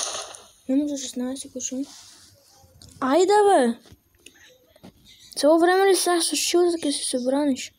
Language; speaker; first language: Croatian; non-native, learner; Macedonian